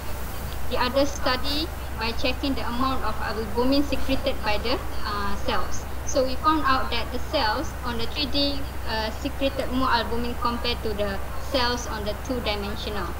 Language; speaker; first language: English; non-native, local second language; Malay